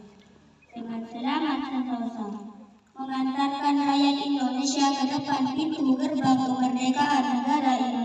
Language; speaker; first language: Indonesian; native; Indonesian